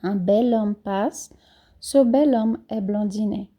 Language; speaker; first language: French; non-native, fluent; Portuguese